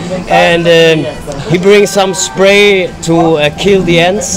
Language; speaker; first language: English; non-native, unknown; German